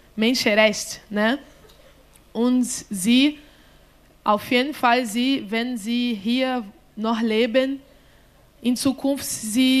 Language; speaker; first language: German; non-native, learner; Portuguese